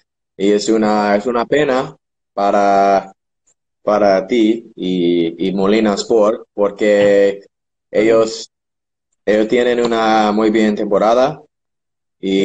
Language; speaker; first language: Spanish; non-native, learner; English